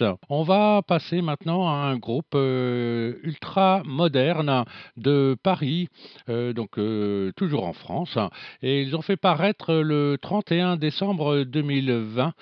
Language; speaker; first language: French; native; French